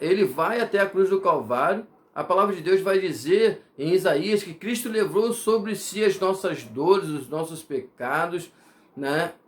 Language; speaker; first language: Portuguese; native; Portuguese